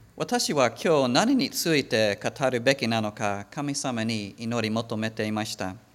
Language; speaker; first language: Japanese; non-native, fluent; English